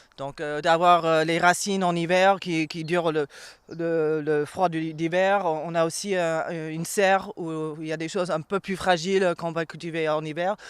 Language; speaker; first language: French; non-native, fluent; English